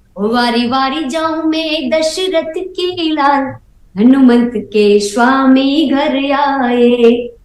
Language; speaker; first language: Hindi; non-native, local second language; Gujarati